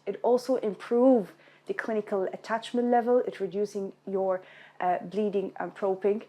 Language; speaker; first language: English; non-native, fluent; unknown